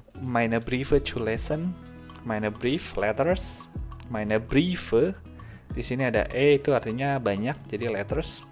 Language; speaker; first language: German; non-native, fluent; Indonesian